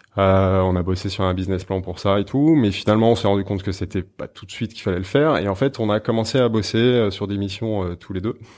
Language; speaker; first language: French; native; French